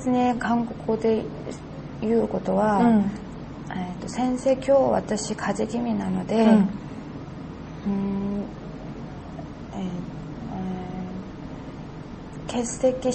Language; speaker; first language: Japanese; non-native, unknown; Korean